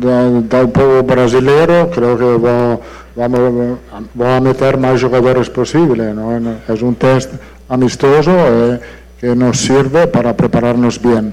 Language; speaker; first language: Portuguese; non-native, fluent; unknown